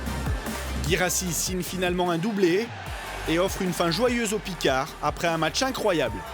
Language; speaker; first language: French; native; French